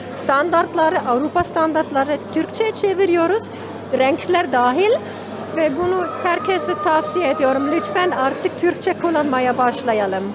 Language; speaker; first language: Turkish; non-native, fluent; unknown